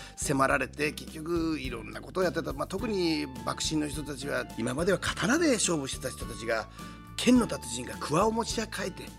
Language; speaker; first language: Japanese; native; Japanese